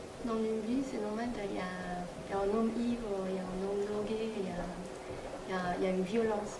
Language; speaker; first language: French; non-native, fluent; Korean